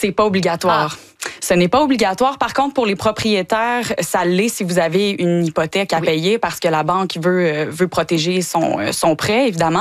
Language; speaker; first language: French; native; French